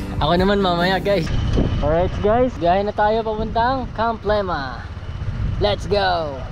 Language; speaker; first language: Filipino; non-native, local second language; Cebuano